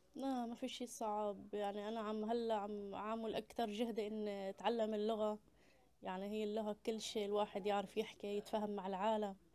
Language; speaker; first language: Arabic; native; Arabic